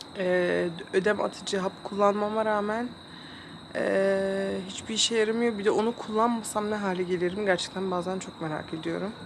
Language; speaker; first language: Turkish; early bilingual, heritage; Turkish